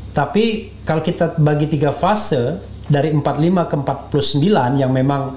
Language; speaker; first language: Indonesian; native; Indonesian